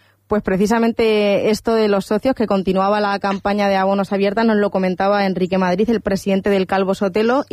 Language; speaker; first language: Spanish; native; Spanish